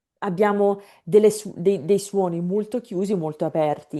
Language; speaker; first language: Italian; non-native, fluent; English